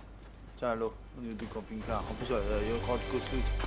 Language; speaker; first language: French; native; French